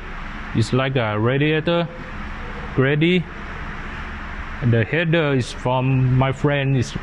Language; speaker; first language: English; non-native, learner; Thai